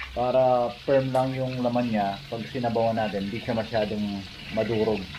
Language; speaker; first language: Filipino; native; Filipino